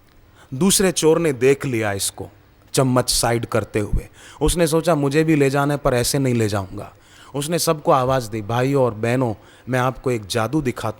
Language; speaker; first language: Hindi; native; Hindi